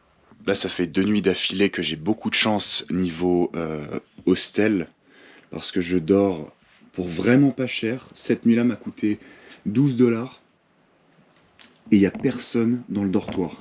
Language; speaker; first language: French; native; French